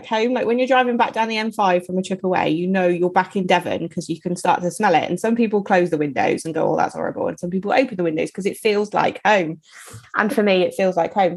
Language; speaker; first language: English; native; English